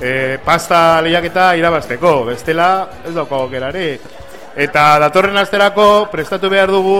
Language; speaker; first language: Basque; non-native, local second language; Spanish